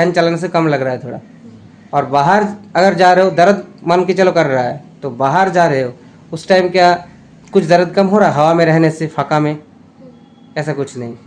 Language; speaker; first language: Hindi; non-native, local second language; Bangla